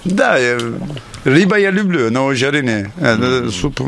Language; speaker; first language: Russian; non-native, learner; Turkish